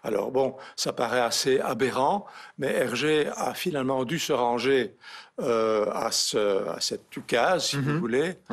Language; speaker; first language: French; native; French